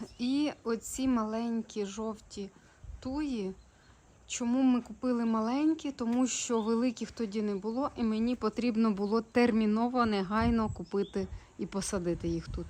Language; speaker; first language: Ukrainian; non-native, local second language; Russian